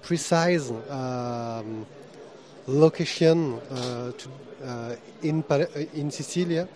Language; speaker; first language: English; non-native, fluent; French